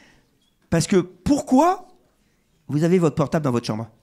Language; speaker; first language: French; native; French